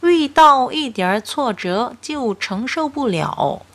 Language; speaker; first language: Chinese; non-native, fluent; Korean